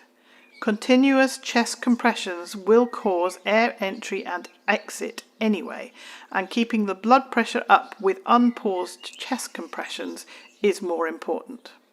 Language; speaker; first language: English; native; English